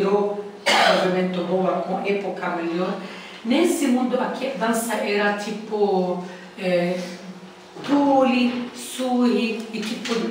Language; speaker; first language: Portuguese; non-native, learner; Arabic